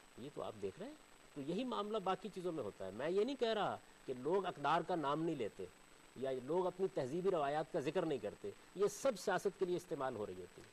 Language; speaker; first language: Urdu; non-native, local second language; Punjabi